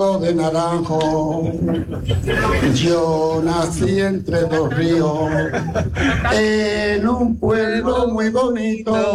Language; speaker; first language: Spanish; native; Spanish